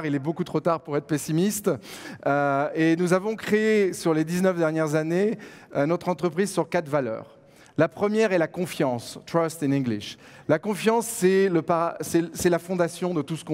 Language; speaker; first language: French; native; French